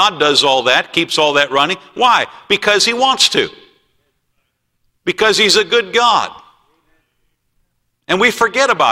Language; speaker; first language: English; native; English